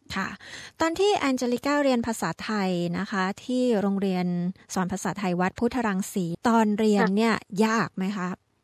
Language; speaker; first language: Thai; native; Thai